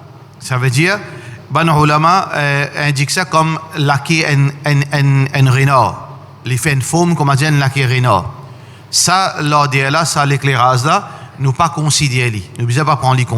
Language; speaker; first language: French; non-native, learner; Morisyen